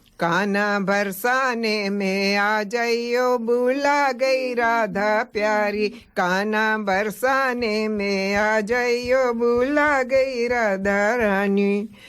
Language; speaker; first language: Hindi; non-native, local second language; Sindhi